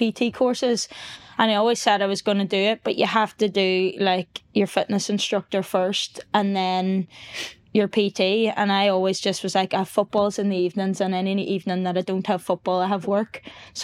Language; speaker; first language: English; native; English